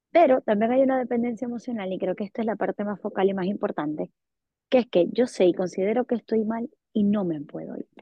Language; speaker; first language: Spanish; native; Spanish